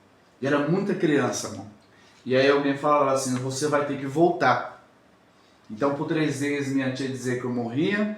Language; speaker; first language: Portuguese; native; Portuguese